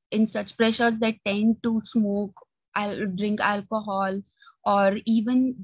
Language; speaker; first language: English; non-native, local second language; Marathi